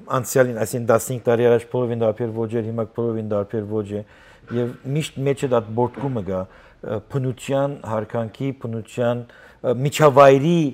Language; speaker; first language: Armenian; native; Armenian